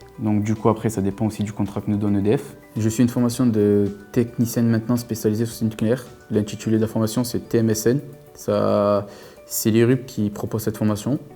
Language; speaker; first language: French; native; French